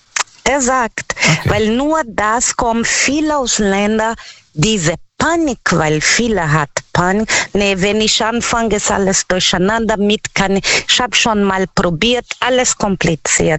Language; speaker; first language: German; non-native, fluent; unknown